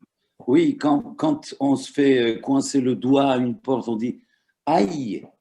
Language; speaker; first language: French; non-native, fluent; Turkish